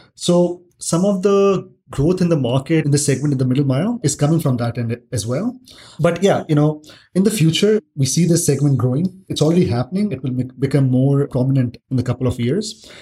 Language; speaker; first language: English; non-native, local second language; Hindi